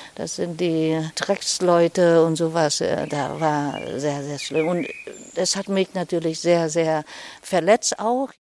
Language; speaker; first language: German; non-native, fluent; Vietnamese